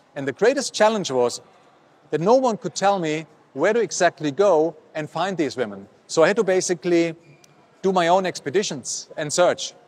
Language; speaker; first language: English; non-native, fluent; German